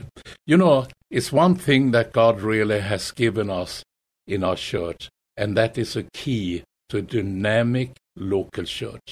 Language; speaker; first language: English; non-native, fluent; Swedish